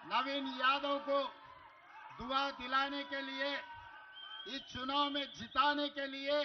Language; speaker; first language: Hindi; non-native, local second language; Telugu